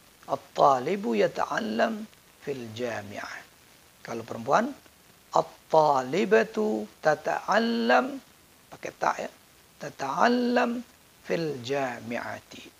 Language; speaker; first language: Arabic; non-native, fluent; Indonesian